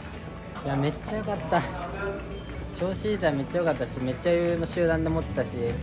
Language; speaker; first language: Japanese; native; Japanese